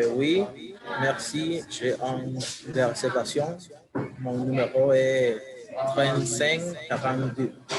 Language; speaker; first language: French; non-native, learner; Spanish